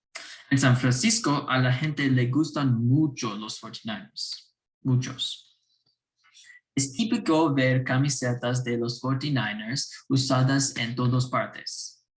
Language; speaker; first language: Spanish; non-native, learner; English